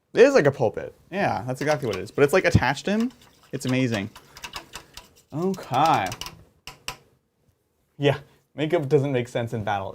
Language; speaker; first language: English; native; English